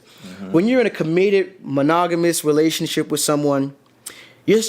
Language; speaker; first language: English; native; English